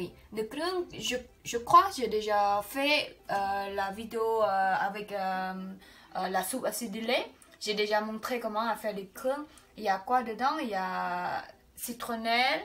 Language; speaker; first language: French; non-native, learner; Khmer